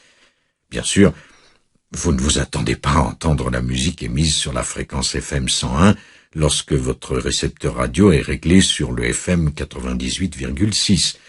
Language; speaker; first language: French; native; French